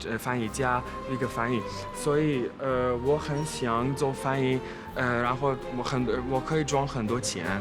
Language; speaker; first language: Chinese; non-native, learner; Persian